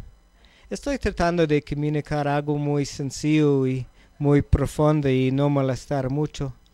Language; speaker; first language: Spanish; non-native, learner; English